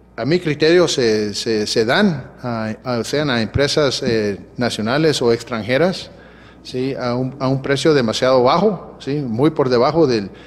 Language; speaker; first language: Spanish; early bilingual, heritage; Spanish